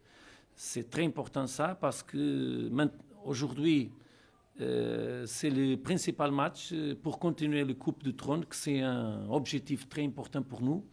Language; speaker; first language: French; non-native, learner; Portuguese